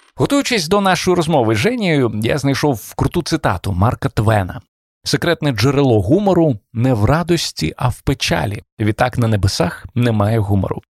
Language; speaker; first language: Ukrainian; native; Ukrainian